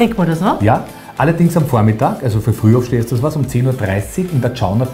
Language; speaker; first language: German; native; German